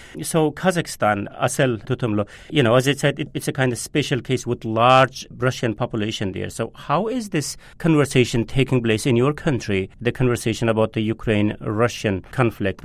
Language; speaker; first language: English; non-native, fluent; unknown